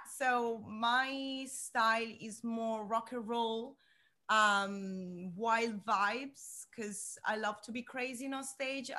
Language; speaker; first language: English; non-native, learner; Italian